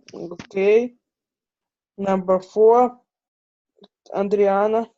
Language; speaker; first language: English; non-native, learner; Ukrainian